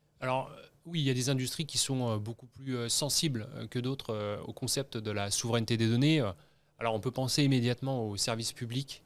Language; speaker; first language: French; native; French